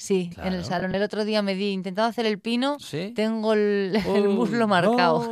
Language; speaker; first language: Spanish; native; Spanish